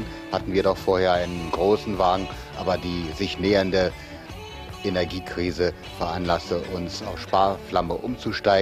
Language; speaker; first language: German; native; German